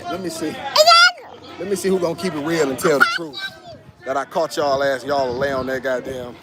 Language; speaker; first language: English; native; English